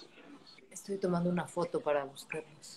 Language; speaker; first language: Spanish; native; Spanish